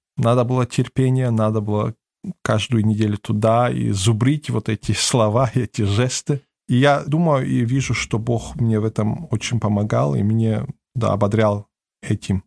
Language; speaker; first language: Russian; early bilingual, heritage; German